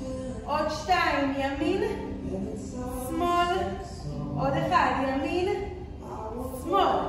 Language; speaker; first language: Hebrew; native; Hebrew